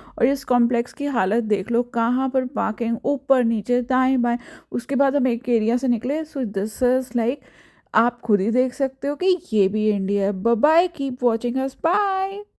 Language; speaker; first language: Hindi; native; Hindi